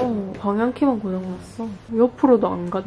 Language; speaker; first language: Korean; native; Korean